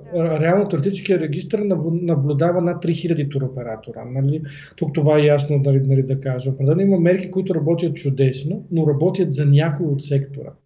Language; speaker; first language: Bulgarian; native; Bulgarian